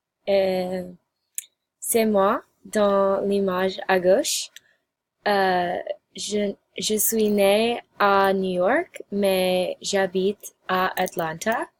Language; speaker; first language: French; non-native, learner; English